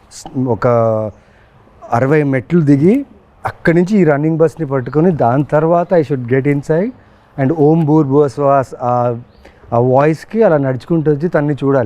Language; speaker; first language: Telugu; native; Telugu